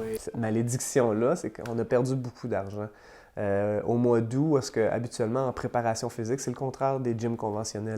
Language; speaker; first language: French; native; French